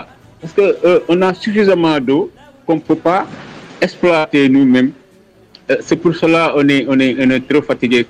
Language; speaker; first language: French; non-native, local second language; Wolof